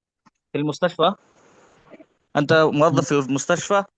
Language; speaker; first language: Arabic; non-native, learner; Urdu